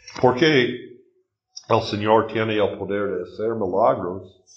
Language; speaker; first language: Spanish; non-native, learner; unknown